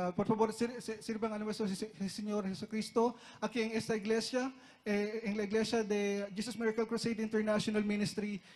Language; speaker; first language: Spanish; non-native, learner; Filipino